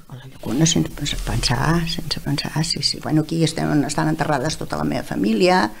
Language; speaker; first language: Catalan; native; Catalan